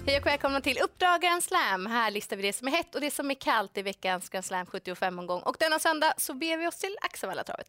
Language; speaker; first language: Swedish; native; Swedish